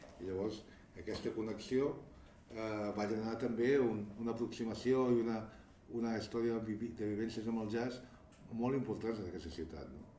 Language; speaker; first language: Catalan; native; Catalan